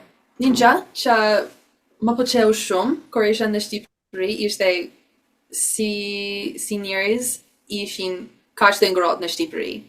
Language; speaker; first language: Albanian; non-native, learner; English